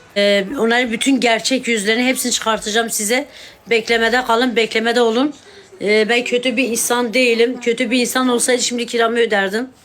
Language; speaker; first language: Turkish; non-native, local second language; Kurdish